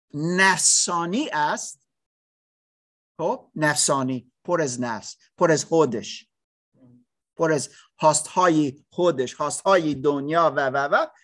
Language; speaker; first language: Persian; non-native, learner; English